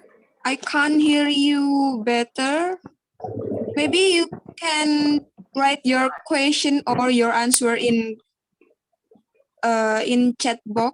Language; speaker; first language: English; non-native, learner; Indonesian